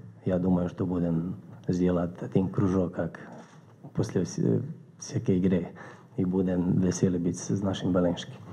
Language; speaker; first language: Russian; non-native, learner; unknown